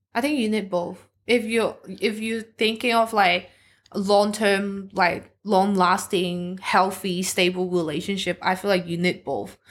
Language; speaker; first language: English; non-native, local second language; Cantonese